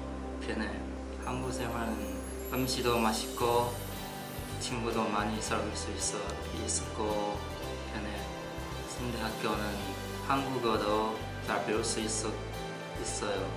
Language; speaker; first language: Korean; non-native, learner; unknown